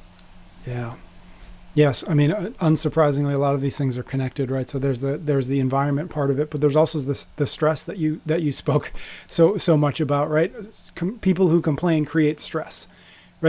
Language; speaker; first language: English; native; English